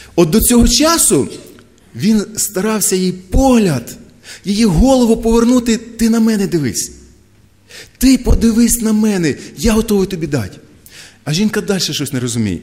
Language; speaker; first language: Ukrainian; non-native, local second language; Russian